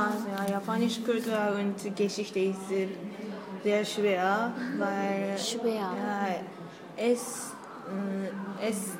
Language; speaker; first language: German; non-native, learner; Japanese